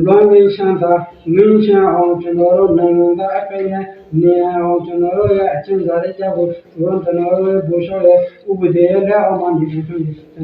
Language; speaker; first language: Burmese; non-native, local second language; Rohingya